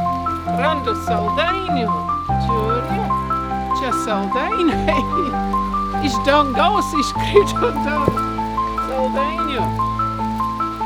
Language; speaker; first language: Lithuanian; early bilingual, heritage; Lithuanian